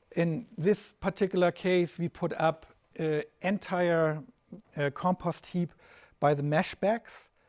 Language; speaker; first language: English; non-native, fluent; German